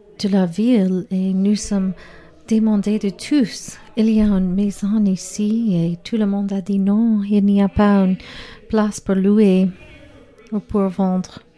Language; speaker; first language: French; non-native, learner; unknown